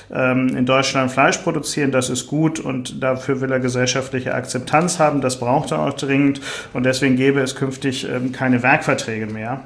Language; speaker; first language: German; native; German